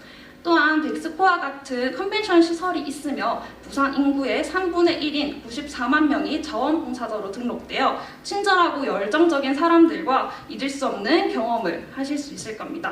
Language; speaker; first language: Korean; native; Korean